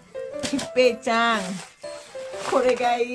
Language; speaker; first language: Japanese; non-native, fluent; Filipino